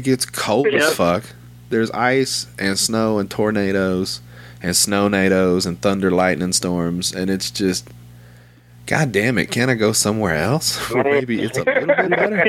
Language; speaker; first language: English; native; English